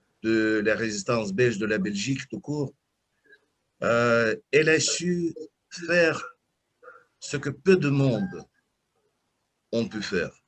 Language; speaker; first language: French; non-native, fluent; Russian